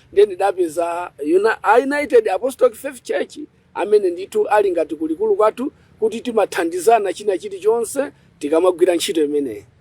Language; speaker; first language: Nyanja; native; Nyanja